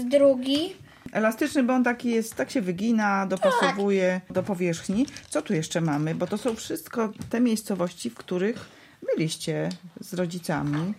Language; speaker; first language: Polish; native; Polish